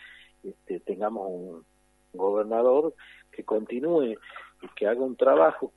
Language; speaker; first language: Spanish; native; Spanish